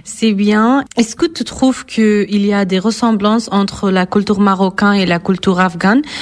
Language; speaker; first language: French; non-native, fluent; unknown